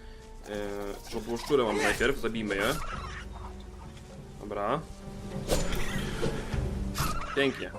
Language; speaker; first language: Polish; native; Polish